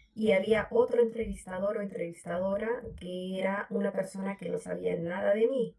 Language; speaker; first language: Spanish; native; Spanish